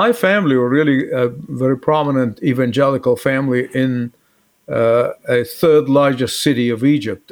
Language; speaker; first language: English; native; English